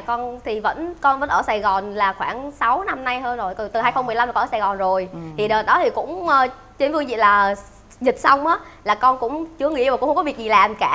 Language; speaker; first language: Vietnamese; native; Vietnamese